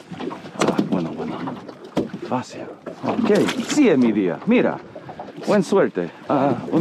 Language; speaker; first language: Spanish; non-native, learner; English